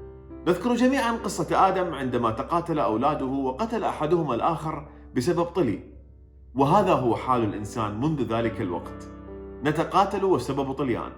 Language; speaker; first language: Arabic; native; Arabic